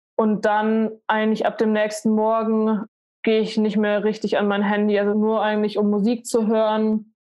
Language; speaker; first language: German; native; German